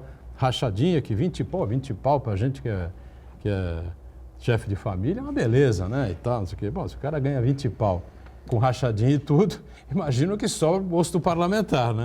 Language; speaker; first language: Portuguese; native; Portuguese